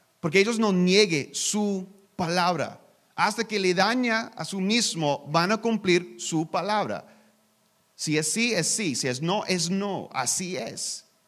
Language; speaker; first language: Spanish; non-native, learner; English